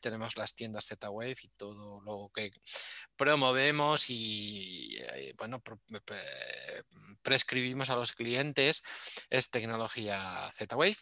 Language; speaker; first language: Spanish; native; Spanish